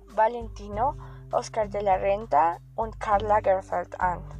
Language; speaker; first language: German; non-native, fluent; Spanish